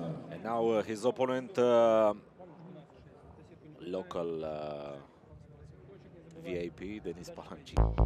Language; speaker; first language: English; non-native, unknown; Romanian